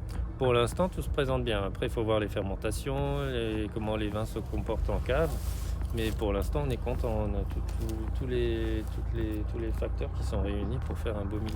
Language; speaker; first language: French; native; French